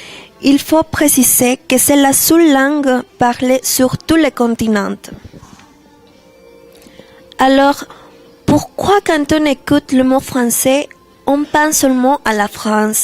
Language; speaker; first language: French; non-native, learner; Spanish